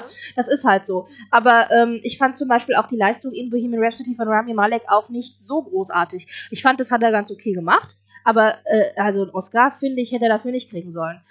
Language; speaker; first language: German; native; German